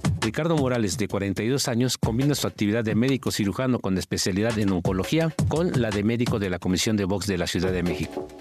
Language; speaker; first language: Spanish; native; Spanish